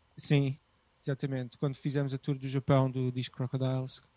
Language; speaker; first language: Portuguese; native; Portuguese